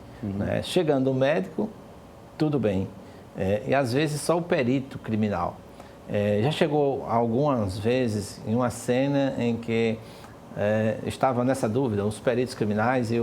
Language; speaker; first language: Portuguese; native; Portuguese